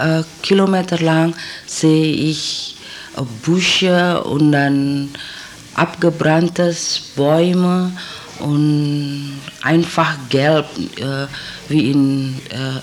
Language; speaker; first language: German; non-native, learner; Indonesian